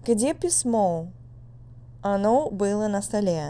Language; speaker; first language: Russian; non-native, fluent; English